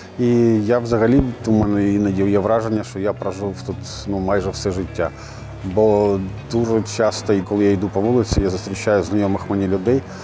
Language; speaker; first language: Ukrainian; non-native, local second language; Russian